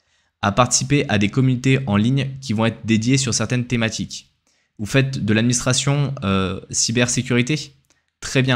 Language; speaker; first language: French; native; French